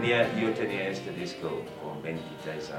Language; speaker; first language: Spanish; non-native, fluent; English